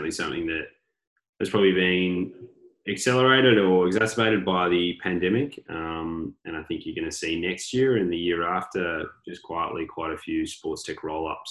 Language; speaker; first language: English; native; English